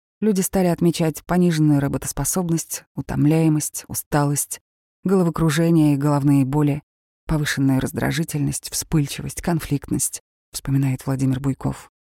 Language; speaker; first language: Russian; native; Russian